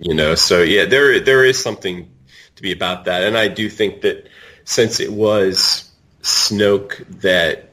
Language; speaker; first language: English; native; English